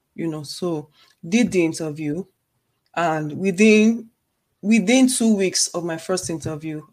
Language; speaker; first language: English; non-native, local second language; Igbo